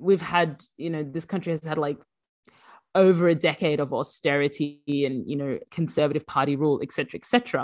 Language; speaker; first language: English; native; English